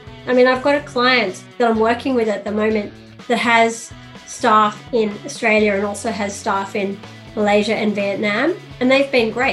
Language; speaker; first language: English; native; English